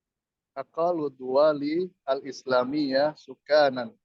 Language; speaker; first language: Arabic; non-native, learner; Indonesian